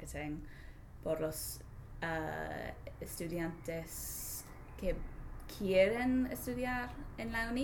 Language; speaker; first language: Spanish; non-native, learner; English